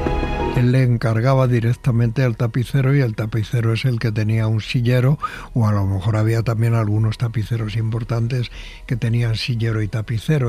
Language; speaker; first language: Spanish; native; Spanish